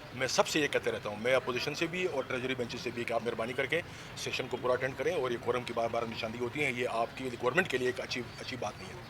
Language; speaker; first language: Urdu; non-native, local second language; Pashto